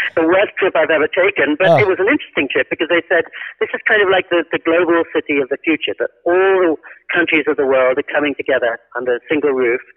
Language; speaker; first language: English; native; English